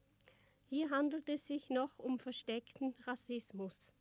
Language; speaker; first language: German; native; German